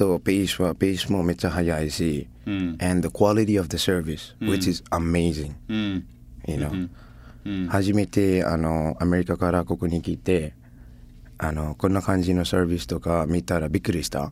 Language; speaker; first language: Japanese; non-native, fluent; Nepali